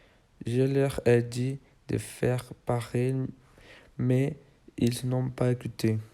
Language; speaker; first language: French; non-native, learner; Spanish